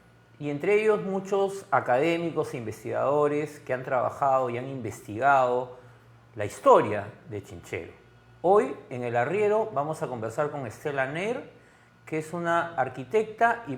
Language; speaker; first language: Spanish; native; Spanish